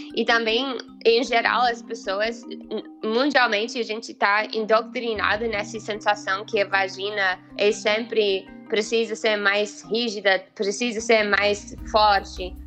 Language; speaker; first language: Portuguese; non-native, fluent; English